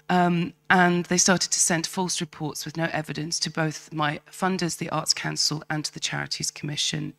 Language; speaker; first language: English; native; English